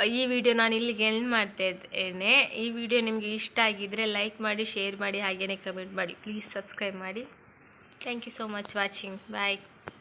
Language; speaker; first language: Kannada; non-native, local second language; Tulu